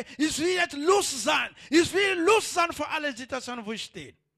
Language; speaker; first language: German; non-native, learner; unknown